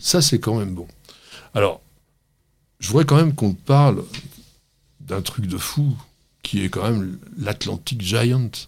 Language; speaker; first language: French; native; French